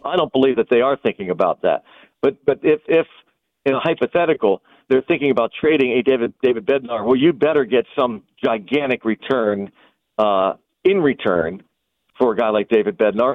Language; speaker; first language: English; native; English